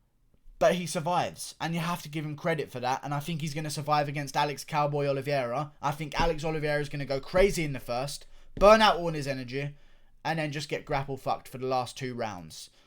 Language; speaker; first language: English; native; English